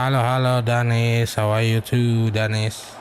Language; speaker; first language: English; non-native, learner; Indonesian